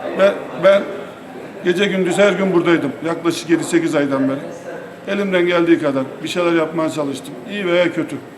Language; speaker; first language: Turkish; native; Turkish